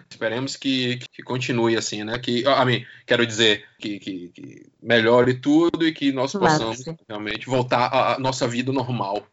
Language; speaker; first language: Portuguese; native; Portuguese